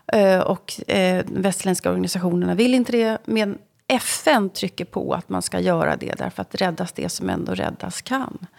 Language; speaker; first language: Swedish; native; Swedish